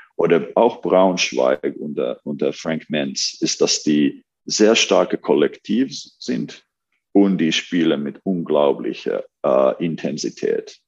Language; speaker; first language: German; non-native, learner; Finnish